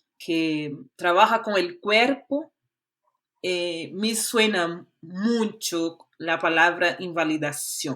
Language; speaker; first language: Spanish; non-native, fluent; Portuguese